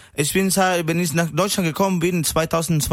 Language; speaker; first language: German; non-native, learner; Spanish